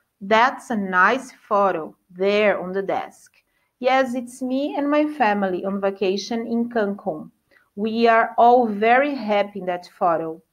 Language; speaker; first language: English; non-native, fluent; Portuguese